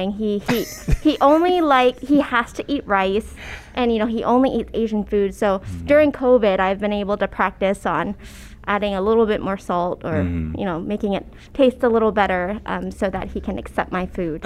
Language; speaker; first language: English; early bilingual, other home language; Cantonese